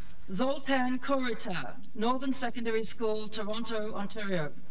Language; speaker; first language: English; native; English